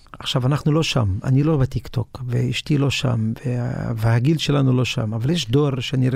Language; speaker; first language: Hebrew; non-native, local second language; Arabic